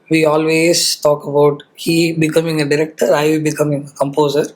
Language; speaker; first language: English; non-native, local second language; Tamil